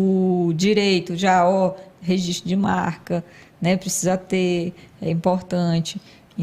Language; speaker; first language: Portuguese; native; Portuguese